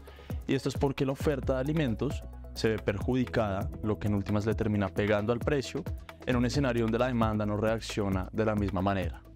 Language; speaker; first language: Spanish; native; Spanish